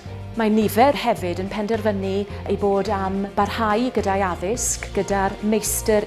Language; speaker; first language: Welsh; native; Welsh